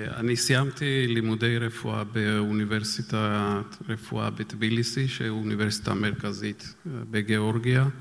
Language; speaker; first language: Hebrew; non-native, fluent; Georgian